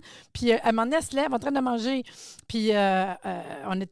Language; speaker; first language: French; native; French